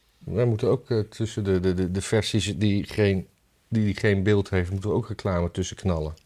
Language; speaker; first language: Dutch; native; Dutch